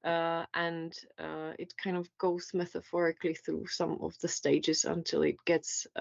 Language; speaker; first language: English; non-native, fluent; Czech